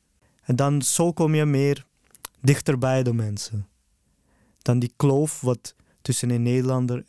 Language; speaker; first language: Dutch; early bilingual, other home language; Urdu